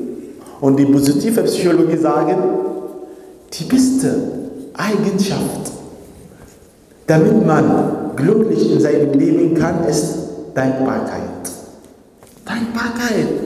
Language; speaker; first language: German; non-native, fluent; Arabic